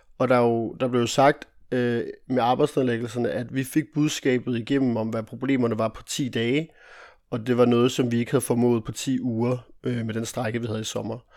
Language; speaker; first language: Danish; early bilingual, other home language; Italian